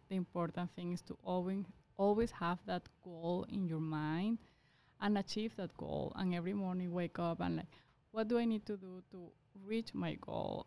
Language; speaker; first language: English; non-native, fluent; Spanish